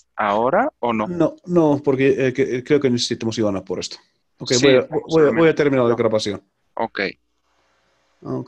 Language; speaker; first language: Spanish; non-native, learner; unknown